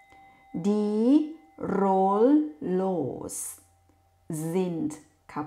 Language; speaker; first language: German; non-native, fluent; Thai